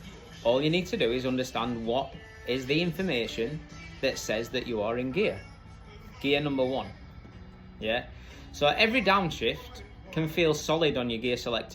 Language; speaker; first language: English; native; English